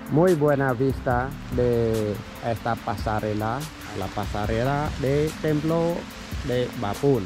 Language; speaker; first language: Spanish; non-native, learner; Khmer